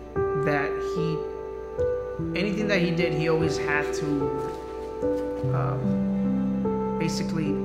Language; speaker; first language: English; native; English